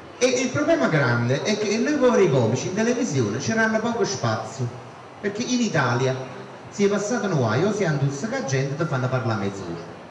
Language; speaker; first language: Italian; native; Italian